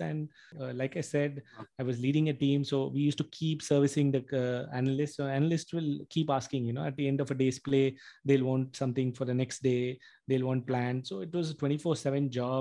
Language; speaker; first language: English; non-native, local second language; Tamil